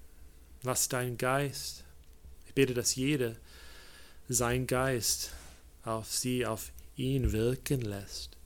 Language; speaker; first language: German; non-native, fluent; English